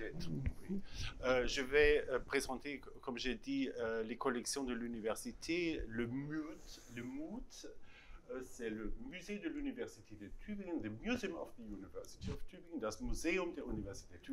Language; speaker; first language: French; non-native, learner; German